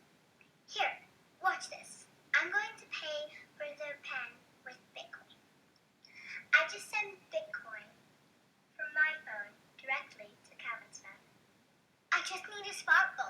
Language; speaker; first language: English; native; English